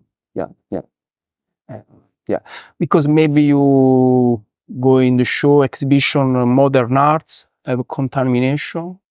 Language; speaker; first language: English; non-native, learner; Italian